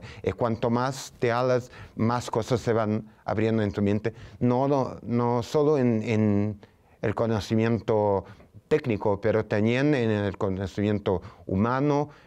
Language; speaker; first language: Spanish; non-native, fluent; Portuguese